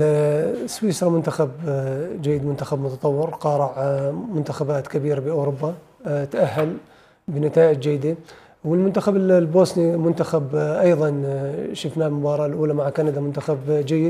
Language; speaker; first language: Arabic; native; Arabic